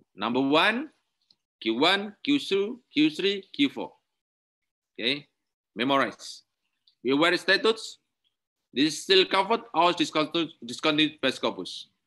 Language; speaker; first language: English; non-native, learner; Indonesian